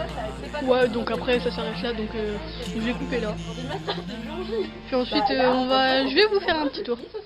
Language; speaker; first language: French; native; French